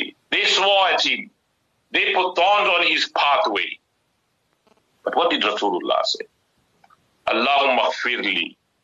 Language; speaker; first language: English; native; English